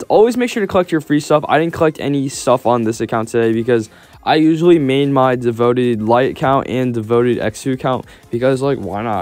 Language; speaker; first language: English; native; English